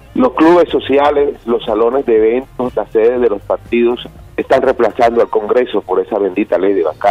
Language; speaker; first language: Spanish; native; Spanish